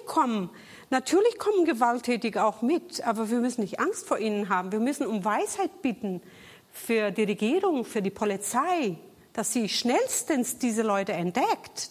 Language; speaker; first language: German; non-native, fluent; Portuguese